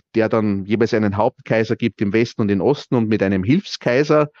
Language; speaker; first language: German; native; German